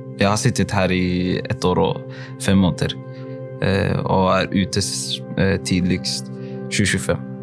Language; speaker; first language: Norwegian; early bilingual, other home language; Somali